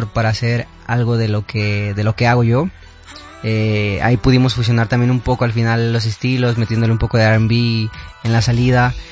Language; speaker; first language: Spanish; native; Spanish